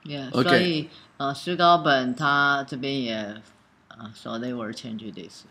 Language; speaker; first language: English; non-native, learner; Chinese